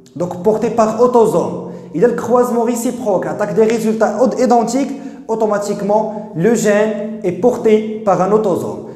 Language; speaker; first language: French; non-native, local second language; Arabic